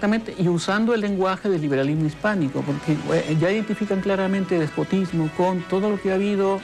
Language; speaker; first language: Spanish; native; Spanish